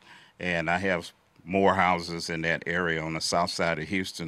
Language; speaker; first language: English; native; English